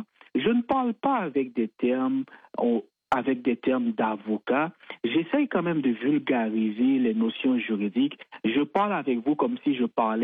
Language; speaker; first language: French; non-native, local second language; Haitian Creole